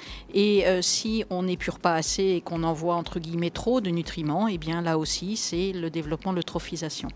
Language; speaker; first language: French; native; French